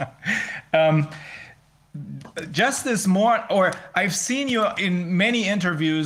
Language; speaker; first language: English; non-native, fluent; German